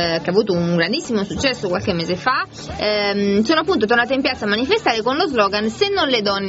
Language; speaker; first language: Italian; native; Italian